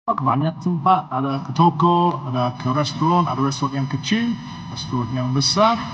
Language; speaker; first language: Indonesian; non-native, learner; English